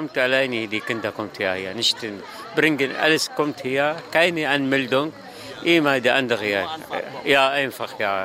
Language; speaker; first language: German; non-native, learner; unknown